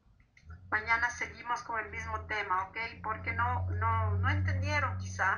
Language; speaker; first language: Spanish; native; Spanish